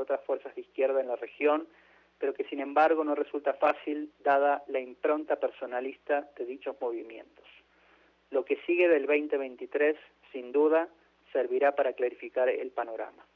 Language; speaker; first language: Spanish; native; Spanish